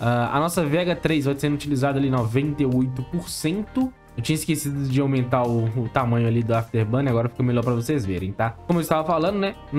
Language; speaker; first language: Portuguese; native; Portuguese